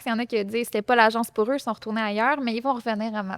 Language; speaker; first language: French; native; French